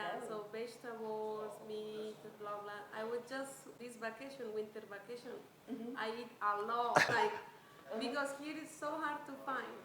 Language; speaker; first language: English; non-native, fluent; Spanish